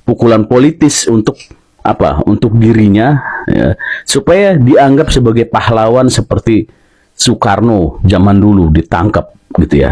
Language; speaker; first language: Indonesian; native; Indonesian